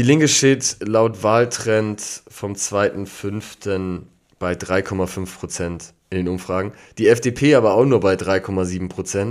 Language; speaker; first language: German; native; German